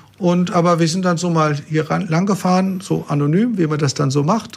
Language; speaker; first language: German; native; German